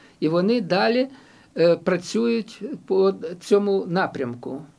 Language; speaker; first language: Ukrainian; non-native, local second language; Russian